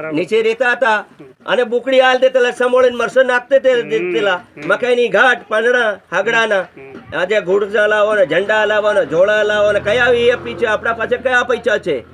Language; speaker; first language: Gujarati; non-native, local second language; Bhili